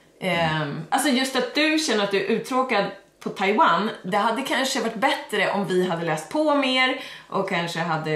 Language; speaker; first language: Swedish; native; Swedish